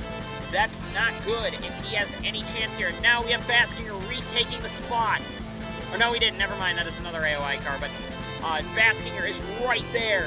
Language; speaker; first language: English; native; English